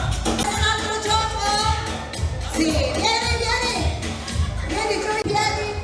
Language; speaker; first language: Italian; non-native, learner; Filipino